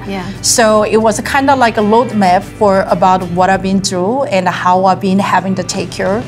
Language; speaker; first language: English; non-native, learner; Korean